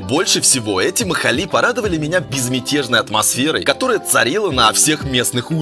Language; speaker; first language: Russian; native; Russian